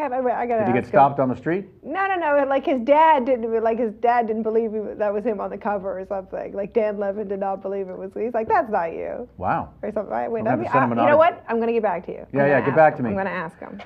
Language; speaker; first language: English; native; English